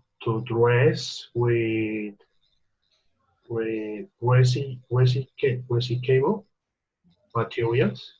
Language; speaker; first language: English; non-native, learner; Spanish